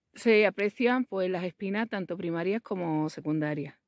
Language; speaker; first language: Spanish; native; Spanish